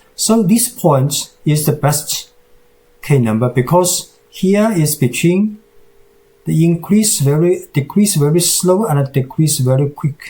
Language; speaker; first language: English; non-native, fluent; Chinese